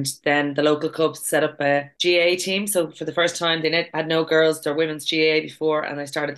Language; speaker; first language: English; native; English